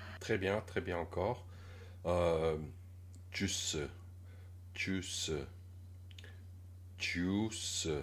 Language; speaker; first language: French; non-native, fluent; Korean